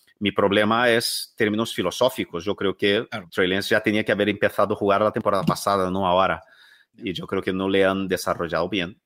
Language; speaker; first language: Spanish; non-native, fluent; Portuguese